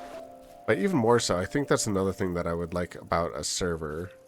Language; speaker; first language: English; native; English